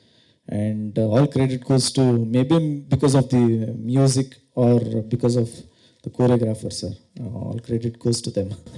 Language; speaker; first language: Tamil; non-native, learner; Kannada